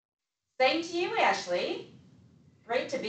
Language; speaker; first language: English; native; English